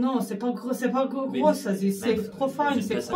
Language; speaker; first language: French; non-native, learner; Arabic